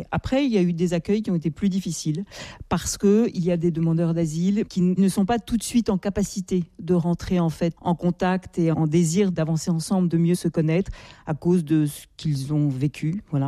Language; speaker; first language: French; native; French